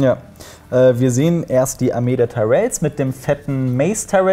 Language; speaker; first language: German; native; German